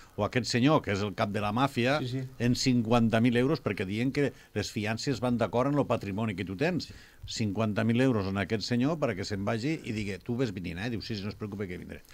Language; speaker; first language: Catalan; native; Catalan